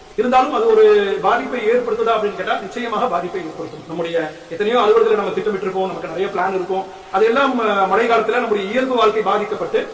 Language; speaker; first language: Tamil; native; Tamil